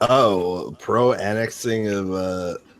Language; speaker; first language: English; native; English